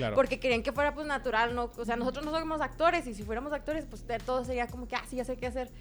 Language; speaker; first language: Spanish; native; Spanish